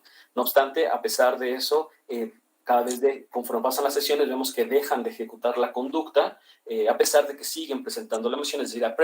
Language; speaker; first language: Spanish; native; Spanish